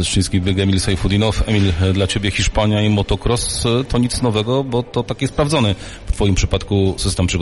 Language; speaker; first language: Polish; native; Polish